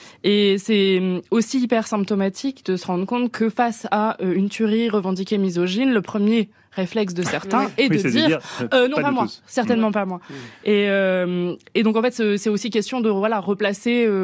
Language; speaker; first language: French; native; French